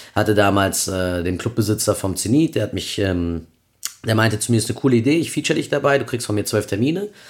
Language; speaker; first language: German; early bilingual, other home language; Spanish